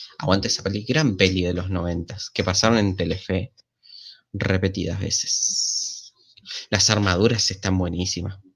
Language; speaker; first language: Spanish; native; Spanish